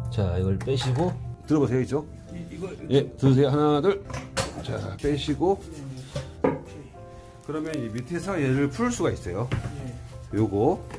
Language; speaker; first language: Korean; native; Korean